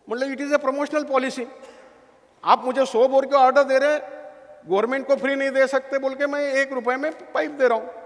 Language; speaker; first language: Hindi; non-native, local second language; Marathi